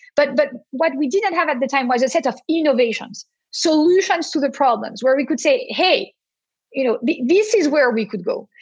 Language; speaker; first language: English; non-native, fluent; French